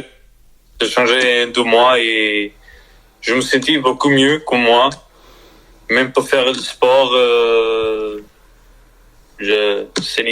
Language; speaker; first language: French; non-native, learner; Spanish